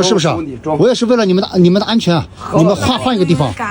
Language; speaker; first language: Chinese; native; Chinese